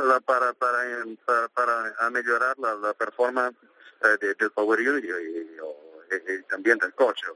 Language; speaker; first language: Spanish; non-native, learner; Italian